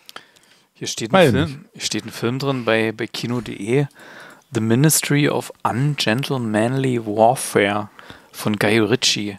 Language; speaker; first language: German; native; German